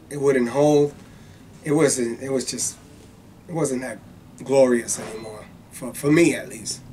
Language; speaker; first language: English; native; English